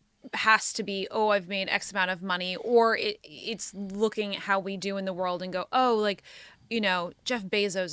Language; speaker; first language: English; native; English